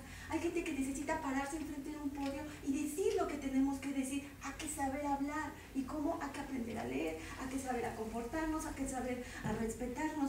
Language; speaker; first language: Spanish; native; Spanish